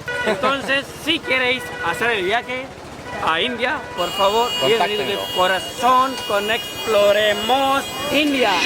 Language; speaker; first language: Spanish; non-native, learner; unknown